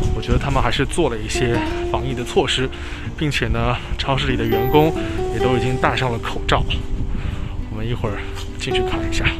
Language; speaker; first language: Chinese; native; Chinese